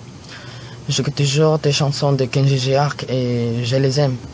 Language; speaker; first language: French; non-native, learner; Filipino